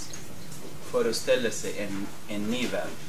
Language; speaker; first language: Swedish; non-native, fluent; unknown